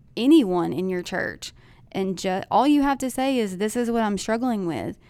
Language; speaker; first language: English; native; English